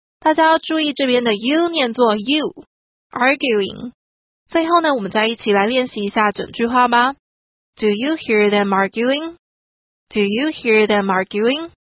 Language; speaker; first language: Chinese; native; Chinese